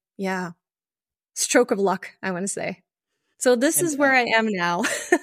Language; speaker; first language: English; non-native, fluent; French